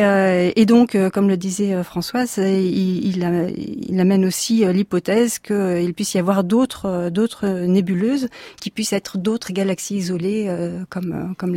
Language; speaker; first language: French; native; French